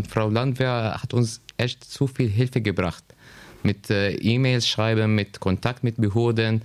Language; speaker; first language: German; non-native, learner; Arabic